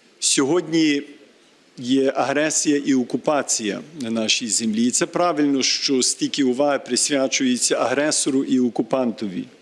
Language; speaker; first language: Ukrainian; early bilingual, heritage; Ukrainian